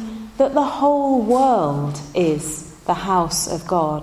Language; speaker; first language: English; native; English